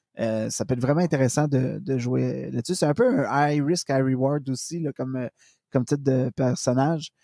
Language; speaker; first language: French; native; French